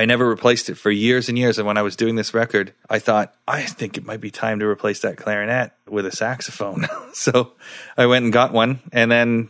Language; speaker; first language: English; early bilingual, other home language; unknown